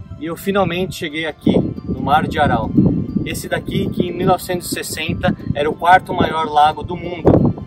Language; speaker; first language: Portuguese; native; Portuguese